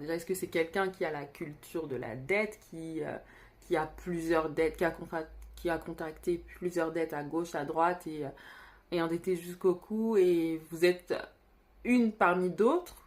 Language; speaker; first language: French; native; French